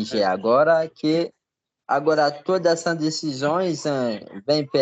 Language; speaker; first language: Portuguese; non-native, fluent; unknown